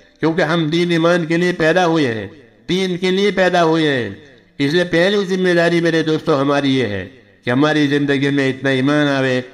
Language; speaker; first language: Urdu; non-native, local second language; Gujarati